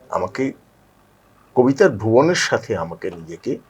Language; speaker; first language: Bangla; native; Bangla